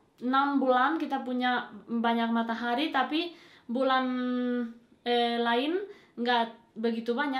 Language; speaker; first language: Indonesian; non-native, fluent; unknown